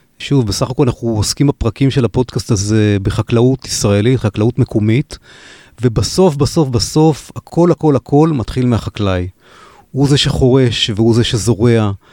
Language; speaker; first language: Hebrew; native; Hebrew